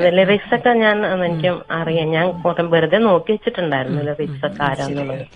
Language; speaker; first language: Malayalam; native; Malayalam